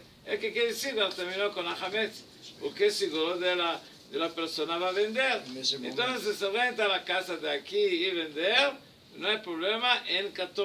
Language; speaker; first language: Spanish; non-native, learner; Hebrew